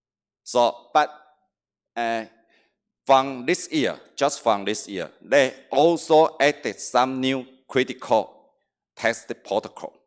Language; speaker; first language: English; non-native, learner; Chinese